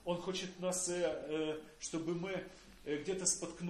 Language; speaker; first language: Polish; non-native, learner; Russian